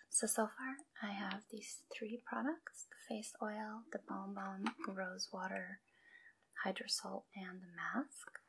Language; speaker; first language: English; early bilingual, other home language; Russian